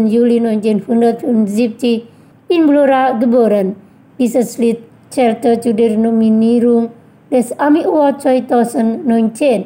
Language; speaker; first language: German; non-native, fluent; Indonesian